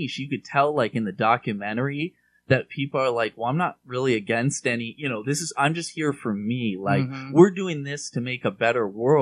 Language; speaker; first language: English; native; English